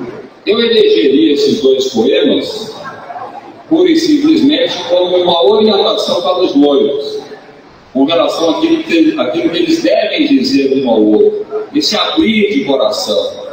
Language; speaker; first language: Portuguese; native; Portuguese